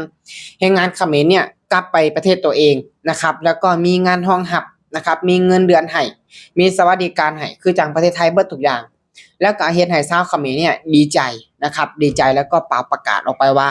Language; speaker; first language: Thai; non-native, local second language; Lao